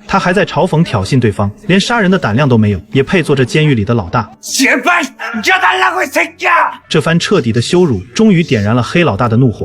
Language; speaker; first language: Chinese; native; Chinese